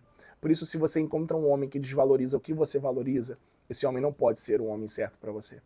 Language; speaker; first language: Portuguese; native; Portuguese